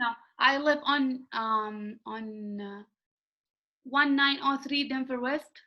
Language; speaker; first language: English; non-native, learner; Arabic